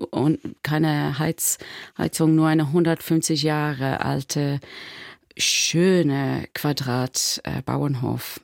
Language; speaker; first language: German; non-native, learner; English